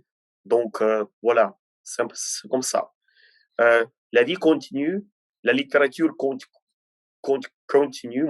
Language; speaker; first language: French; non-native, fluent; Ukrainian